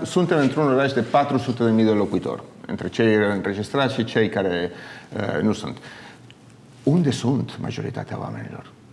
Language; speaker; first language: Romanian; non-native, fluent; Catalan